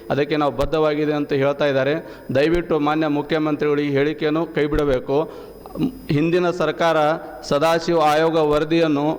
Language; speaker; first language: Kannada; non-native, local second language; Lambadi